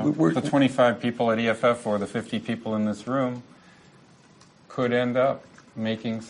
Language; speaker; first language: English; native; English